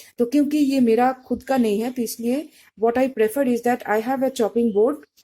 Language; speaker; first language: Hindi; non-native, local second language; Bangla